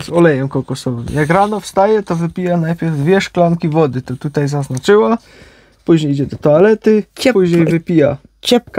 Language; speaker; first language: Polish; native; Polish